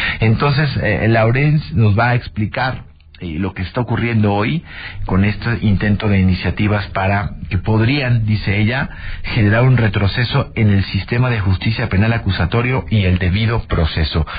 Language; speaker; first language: Spanish; native; Spanish